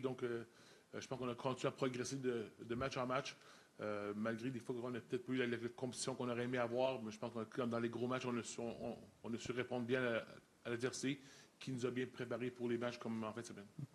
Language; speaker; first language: French; native; French